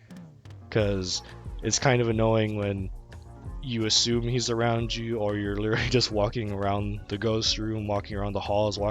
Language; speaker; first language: English; native; English